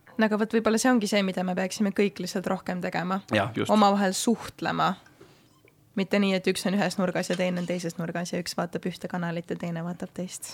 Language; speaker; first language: Estonian; native; Estonian